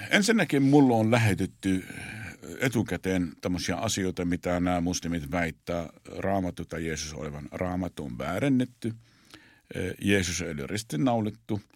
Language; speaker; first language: Finnish; non-native, fluent; Arabic